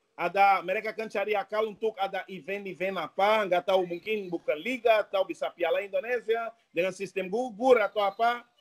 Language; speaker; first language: Indonesian; non-native, fluent; Portuguese